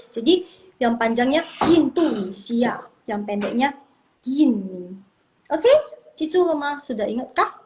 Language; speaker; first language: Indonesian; non-native, local second language; Min Nan Chinese